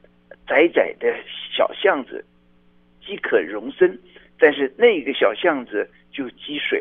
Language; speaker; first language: Chinese; native; Chinese